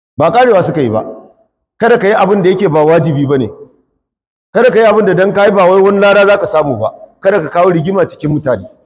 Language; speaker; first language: Hausa; non-native, local second language; Kanuri